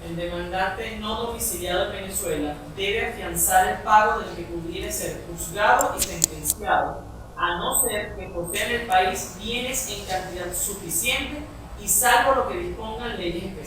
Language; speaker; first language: Spanish; native; Spanish